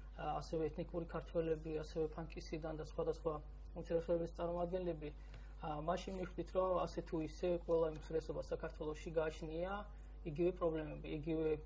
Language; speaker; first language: Georgian; non-native, local second language; Azerbaijani